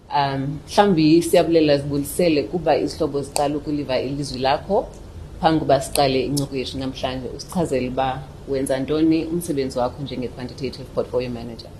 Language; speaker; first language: Xhosa; native; Xhosa